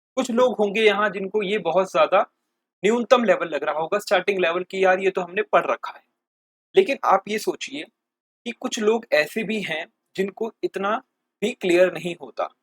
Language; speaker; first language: Hindi; native; Hindi